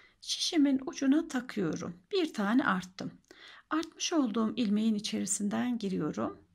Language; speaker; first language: Turkish; native; Turkish